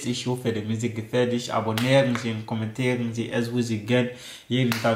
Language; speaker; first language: German; non-native, learner; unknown